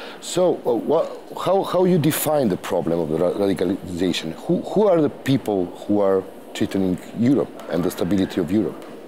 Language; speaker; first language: English; non-native, fluent; Macedonian